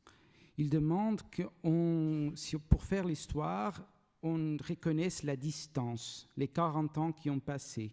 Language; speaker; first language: French; non-native, learner; Portuguese